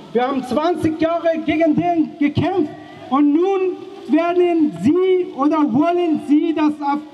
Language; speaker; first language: German; non-native, fluent; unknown